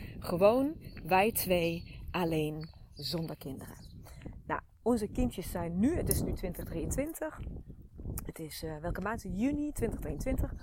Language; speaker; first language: Dutch; native; Dutch